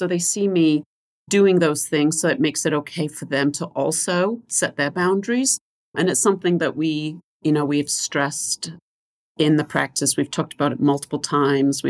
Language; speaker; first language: English; native; English